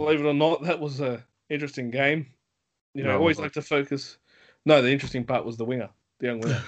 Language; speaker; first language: English; native; English